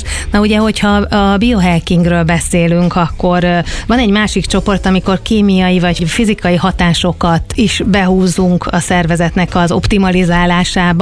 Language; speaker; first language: Hungarian; native; Hungarian